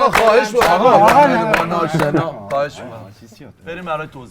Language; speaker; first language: Persian; native; Persian